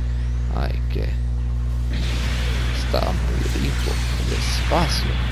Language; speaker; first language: Spanish; non-native, learner; English